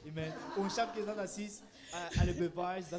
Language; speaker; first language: German; non-native, learner; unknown